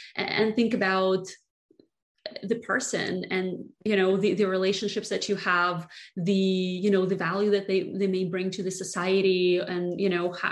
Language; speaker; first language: English; non-native, fluent; Russian